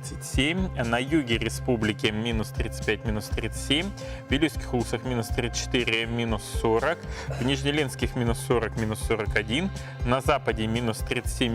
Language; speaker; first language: Russian; native; Russian